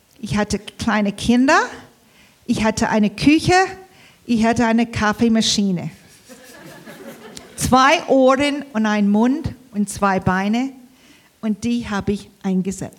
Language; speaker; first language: German; early bilingual, heritage; English